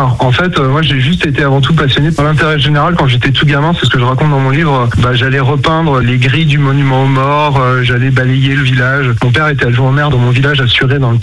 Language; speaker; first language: French; native; French